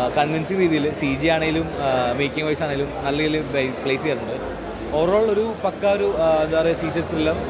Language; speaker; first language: Malayalam; native; Malayalam